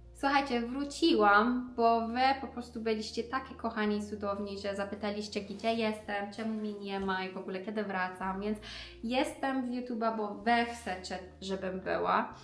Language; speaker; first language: Polish; non-native, learner; Persian